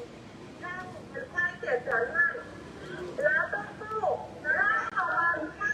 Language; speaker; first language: Chinese; non-native, fluent; Vietnamese